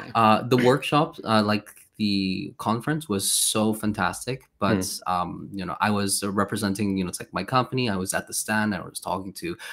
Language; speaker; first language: English; non-native, fluent; Swedish